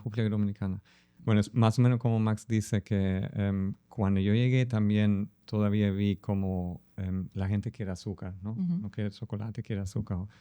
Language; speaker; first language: Spanish; non-native, fluent; German